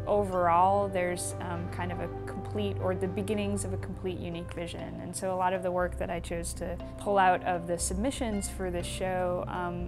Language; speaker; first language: English; native; English